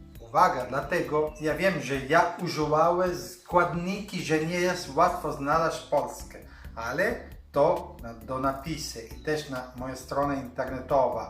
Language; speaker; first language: Polish; non-native, learner; Italian